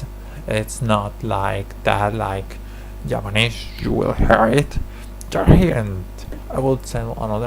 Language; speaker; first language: English; non-native, learner; Spanish